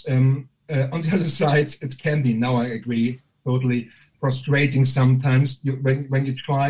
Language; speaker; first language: English; non-native, fluent; German